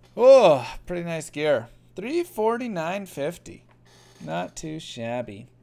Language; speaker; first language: English; native; English